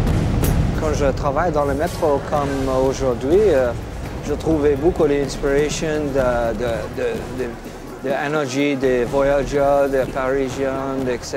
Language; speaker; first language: French; non-native, learner; English